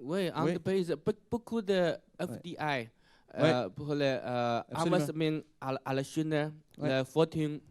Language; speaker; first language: French; non-native, learner; Chinese